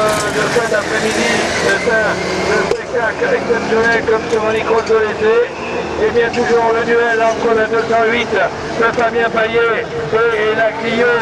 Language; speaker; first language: French; native; French